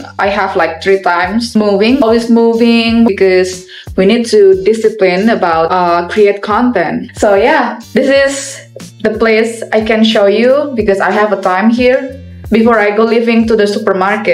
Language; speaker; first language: English; non-native, learner; Indonesian